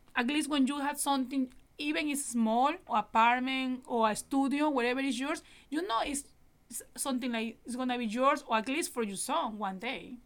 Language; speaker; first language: English; non-native, learner; Spanish